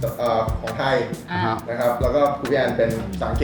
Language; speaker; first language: Thai; native; Thai